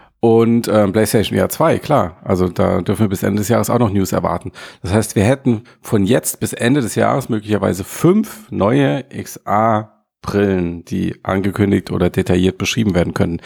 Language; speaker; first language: German; native; German